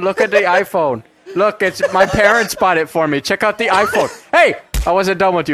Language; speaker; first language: English; native; English